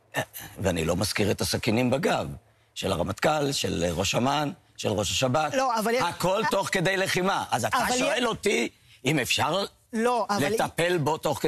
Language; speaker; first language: Hebrew; native; Hebrew